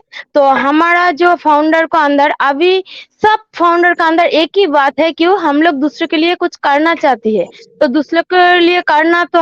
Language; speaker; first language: Hindi; non-native, learner; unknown